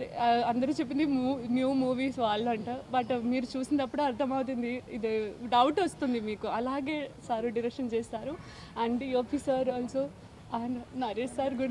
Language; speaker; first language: Telugu; non-native, learner; Malayalam